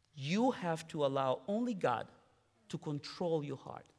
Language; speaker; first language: English; non-native, fluent; Spanish